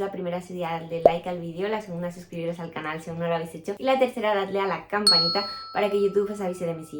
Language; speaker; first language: Spanish; native; Spanish